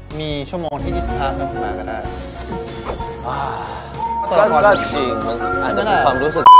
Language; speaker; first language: Thai; native; Thai